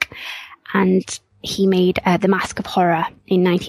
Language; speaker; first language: English; native; English